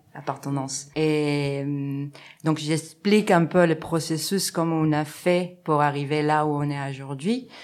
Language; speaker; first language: French; non-native, fluent; Spanish